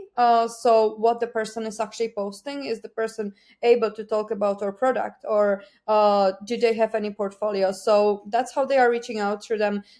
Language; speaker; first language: English; non-native, fluent; Czech